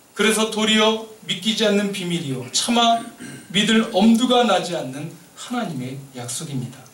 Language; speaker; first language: Korean; native; Korean